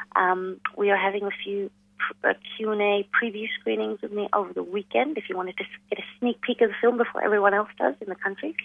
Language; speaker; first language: English; non-native, local second language; Hindi